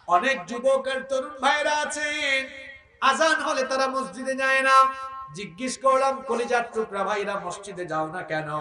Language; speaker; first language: Bangla; non-native, local second language; Sylheti